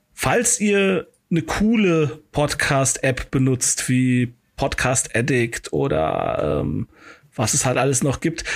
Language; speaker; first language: German; native; German